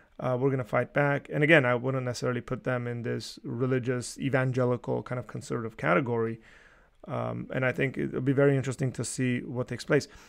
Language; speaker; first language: English; early bilingual, other home language; Armenian